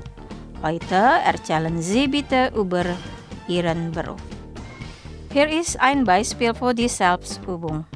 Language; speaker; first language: German; non-native, fluent; Indonesian